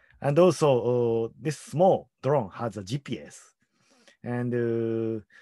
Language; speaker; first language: English; non-native, learner; Japanese